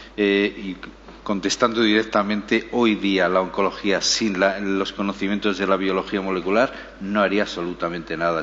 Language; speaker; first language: Spanish; native; Spanish